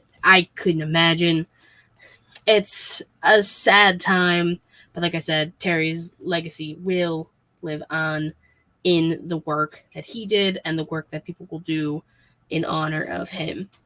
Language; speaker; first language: English; native; English